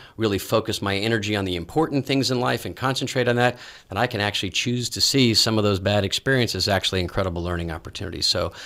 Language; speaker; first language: English; native; English